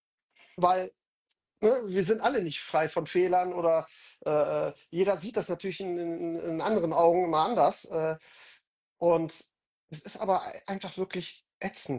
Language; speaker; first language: German; native; German